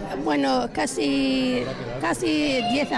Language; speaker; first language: Spanish; non-native, learner; Arabic